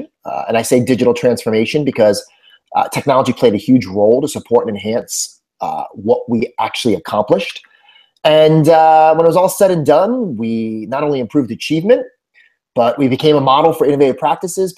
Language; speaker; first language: English; native; English